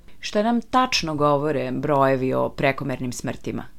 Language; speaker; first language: Serbian; native; Serbian